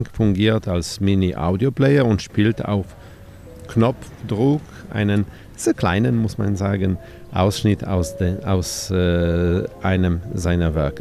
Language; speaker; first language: German; non-native, fluent; Polish